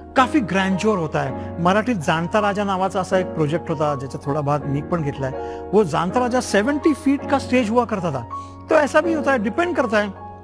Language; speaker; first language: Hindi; non-native, local second language; Marathi